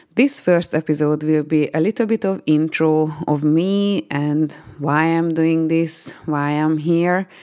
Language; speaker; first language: English; non-native, fluent; Hungarian